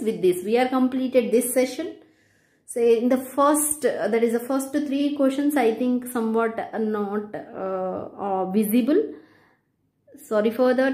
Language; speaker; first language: English; non-native, local second language; Telugu